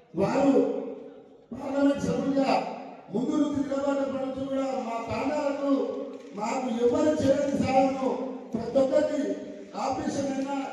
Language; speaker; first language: Telugu; non-native, local second language; Lambadi